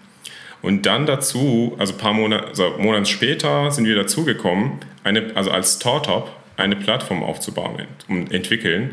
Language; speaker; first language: German; non-native, fluent; Persian